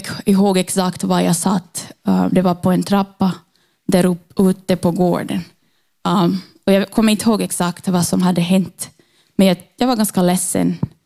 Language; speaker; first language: Swedish; non-native, fluent; Portuguese